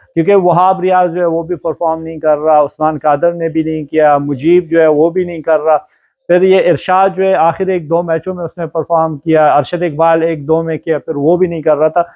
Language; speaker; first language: Urdu; non-native, local second language; Pashto